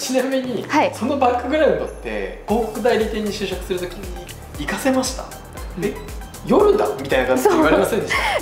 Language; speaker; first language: Japanese; native; Japanese